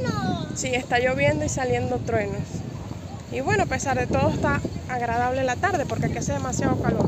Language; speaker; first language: Spanish; native; Spanish